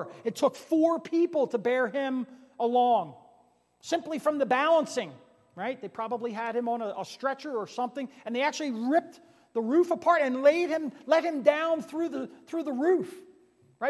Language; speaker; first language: English; native; English